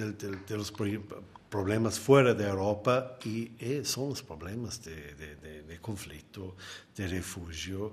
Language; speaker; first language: Portuguese; non-native, fluent; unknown